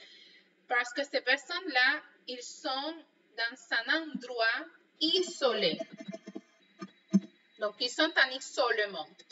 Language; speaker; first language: French; non-native, fluent; Spanish